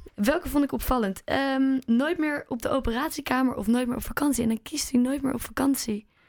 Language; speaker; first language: Dutch; native; Dutch